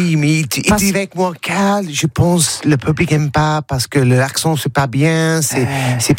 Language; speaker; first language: French; non-native, learner; English